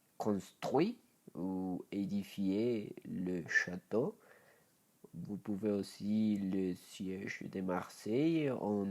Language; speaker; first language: French; non-native, learner; Spanish